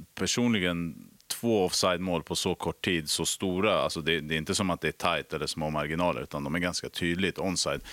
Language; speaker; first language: Swedish; native; Swedish